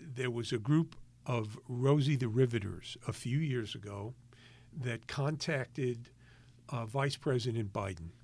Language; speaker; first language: English; native; English